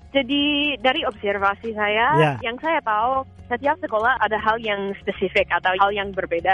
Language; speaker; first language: Indonesian; non-native, fluent; English